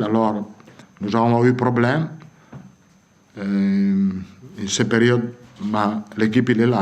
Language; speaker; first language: French; non-native, fluent; Italian